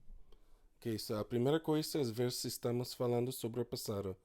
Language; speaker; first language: Portuguese; non-native, fluent; English